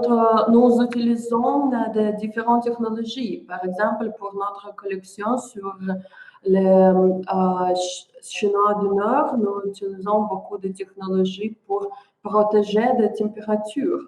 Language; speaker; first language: French; non-native, learner; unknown